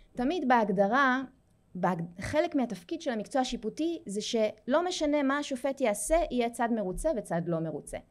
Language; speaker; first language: Hebrew; native; Hebrew